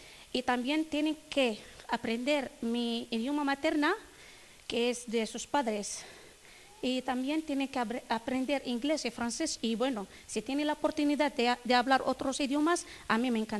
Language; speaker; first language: Spanish; non-native, fluent; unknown